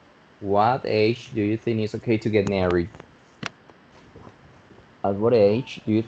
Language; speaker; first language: English; non-native, fluent; Spanish